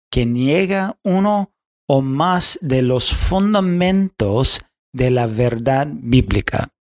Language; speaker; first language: Spanish; non-native, fluent; English